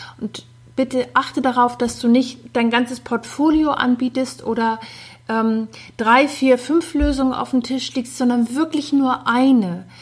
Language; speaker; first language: German; native; German